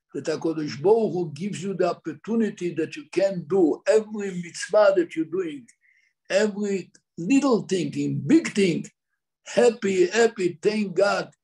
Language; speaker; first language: English; non-native, learner; Hebrew